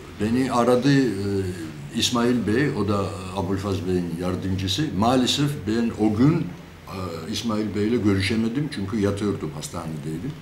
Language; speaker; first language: Turkish; non-native, fluent; Georgian